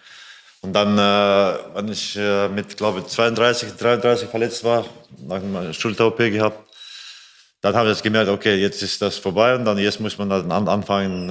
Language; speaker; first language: German; non-native, fluent; Latvian